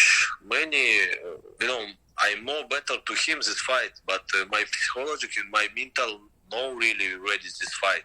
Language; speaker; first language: English; non-native, learner; Russian